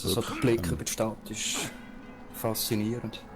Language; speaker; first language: German; native; German